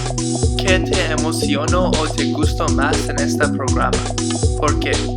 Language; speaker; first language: Spanish; non-native, learner; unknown